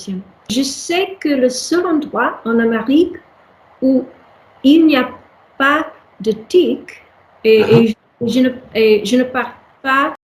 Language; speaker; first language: French; non-native, learner; English